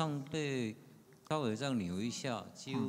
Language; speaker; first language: Chinese; native; Chinese